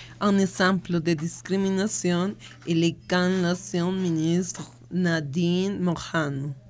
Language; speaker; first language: French; non-native, learner; Spanish